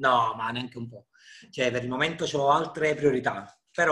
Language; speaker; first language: Italian; native; Italian